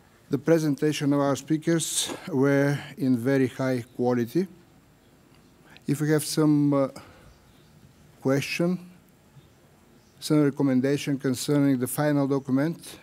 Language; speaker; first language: English; non-native, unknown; Bulgarian